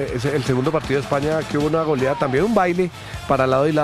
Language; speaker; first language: Spanish; native; Spanish